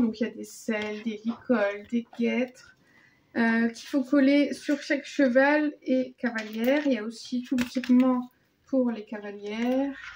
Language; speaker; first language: French; native; French